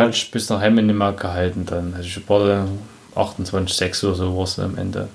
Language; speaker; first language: German; native; German